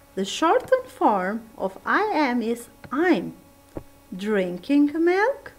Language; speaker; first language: English; non-native, fluent; Turkish